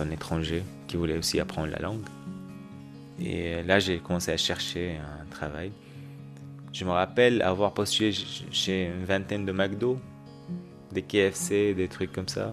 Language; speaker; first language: French; non-native, fluent; Arabic